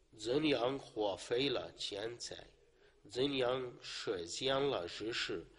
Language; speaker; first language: Chinese; non-native, learner; Arabic